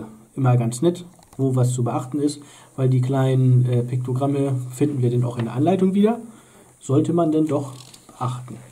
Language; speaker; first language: German; native; German